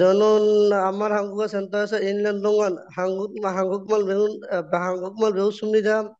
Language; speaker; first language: Korean; non-native, learner; Bangla